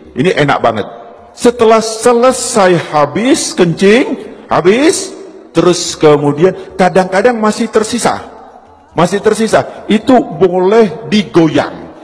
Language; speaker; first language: Indonesian; non-native, local second language; Javanese